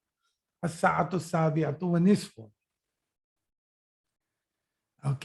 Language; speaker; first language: Arabic; non-native, fluent; Urdu